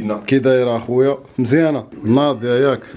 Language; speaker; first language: Arabic; native; Arabic